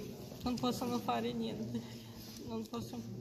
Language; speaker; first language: Italian; non-native, fluent; Ukrainian